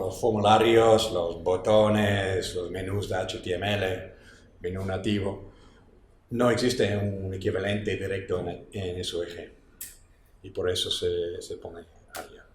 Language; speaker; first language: Spanish; non-native, fluent; English